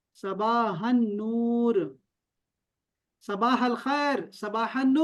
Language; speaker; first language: Arabic; non-native, fluent; Urdu